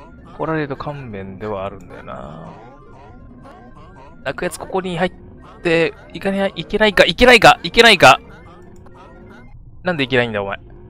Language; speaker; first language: Japanese; native; Japanese